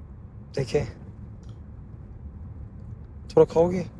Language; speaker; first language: Hindi; non-native, learner; Korean